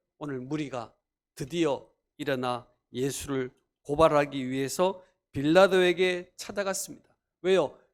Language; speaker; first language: Korean; native; Korean